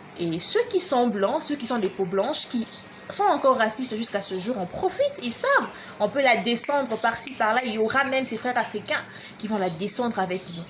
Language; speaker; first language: French; non-native, local second language; Lingala